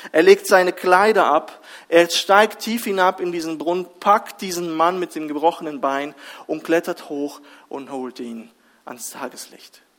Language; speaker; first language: German; early bilingual, other home language; Russian